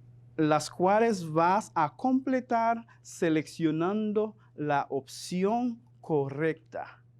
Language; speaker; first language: Spanish; non-native, fluent; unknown